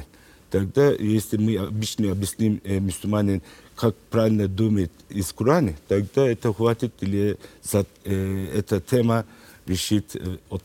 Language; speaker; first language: Russian; non-native, learner; Turkish